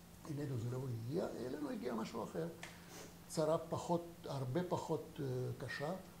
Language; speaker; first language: Hebrew; non-native, fluent; French